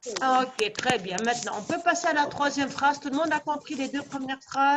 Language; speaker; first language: French; non-native, local second language; Arabic